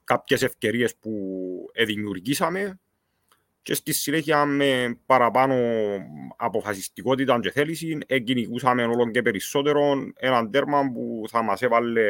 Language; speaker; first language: Greek; native; Greek